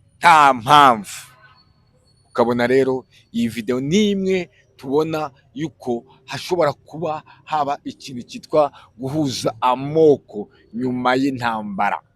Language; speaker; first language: Kinyarwanda; native; Kinyarwanda